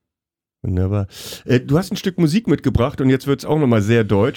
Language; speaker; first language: German; native; German